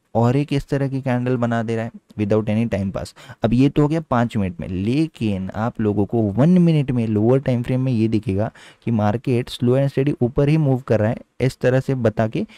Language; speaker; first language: Hindi; native; Hindi